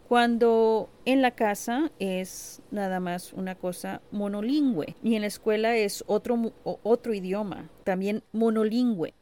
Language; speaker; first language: Spanish; early bilingual, heritage; Spanish